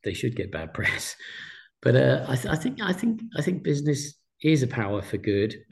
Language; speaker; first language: English; native; English